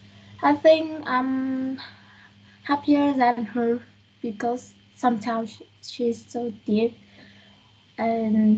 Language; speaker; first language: English; non-native, learner; Vietnamese